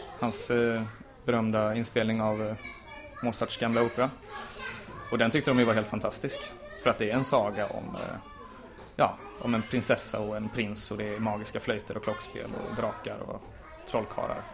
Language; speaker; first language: Swedish; native; Swedish